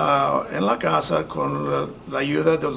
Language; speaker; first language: Spanish; non-native, fluent; English